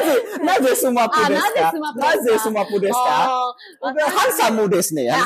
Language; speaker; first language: Japanese; non-native, learner; Indonesian